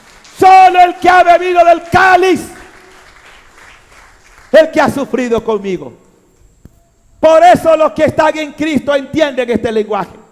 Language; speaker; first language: Spanish; native; Spanish